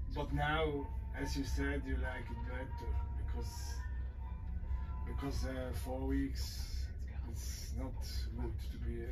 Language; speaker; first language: English; non-native, learner; German